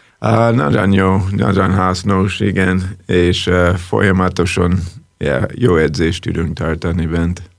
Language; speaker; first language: Hungarian; non-native, learner; English